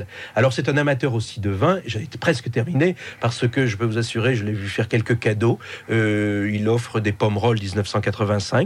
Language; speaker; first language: French; native; French